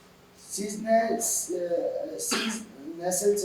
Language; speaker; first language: Turkish; non-native, learner; Urdu